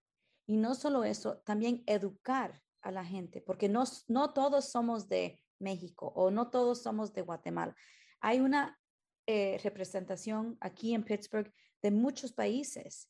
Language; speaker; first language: Spanish; early bilingual, heritage; Spanish